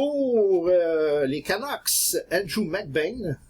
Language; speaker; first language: French; native; French